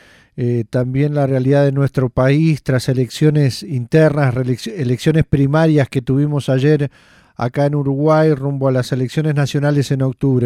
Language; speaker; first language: Spanish; native; Spanish